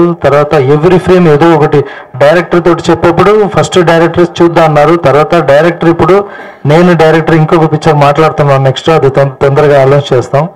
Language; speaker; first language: Telugu; non-native, local second language; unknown